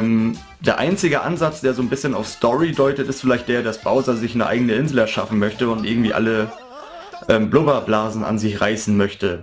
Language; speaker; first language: German; native; German